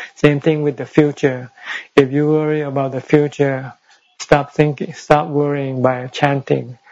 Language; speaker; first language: English; non-native, fluent; Thai